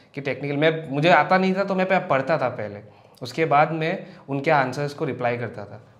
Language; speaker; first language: Hindi; non-native, local second language; Assamese